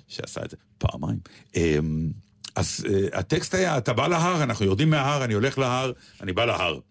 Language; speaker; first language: Hebrew; native; Hebrew